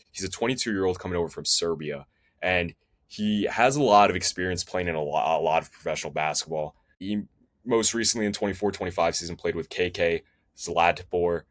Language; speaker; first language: English; native; English